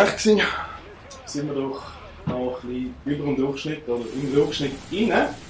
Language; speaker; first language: German; native; German